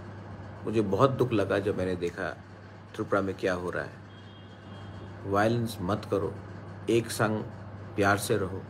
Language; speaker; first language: Hindi; non-native, local second language; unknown